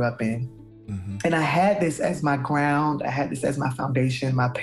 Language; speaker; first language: English; native; English